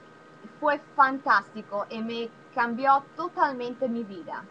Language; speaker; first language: Spanish; non-native, learner; Italian